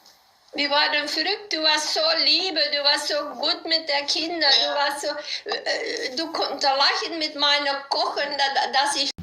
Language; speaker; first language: German; non-native, learner; Dutch